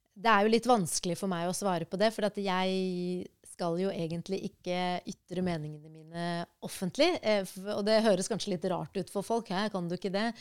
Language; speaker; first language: Norwegian; early bilingual, other home language; Arabic